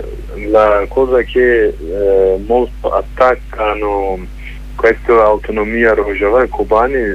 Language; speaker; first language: Italian; non-native, learner; Kurdish